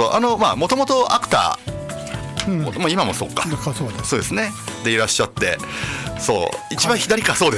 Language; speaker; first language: Japanese; native; Japanese